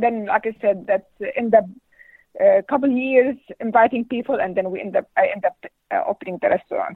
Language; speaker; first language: English; non-native, fluent; Arabic